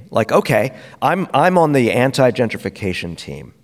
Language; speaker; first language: English; native; English